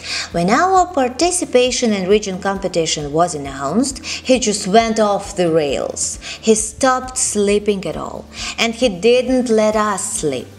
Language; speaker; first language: English; non-native, fluent; Russian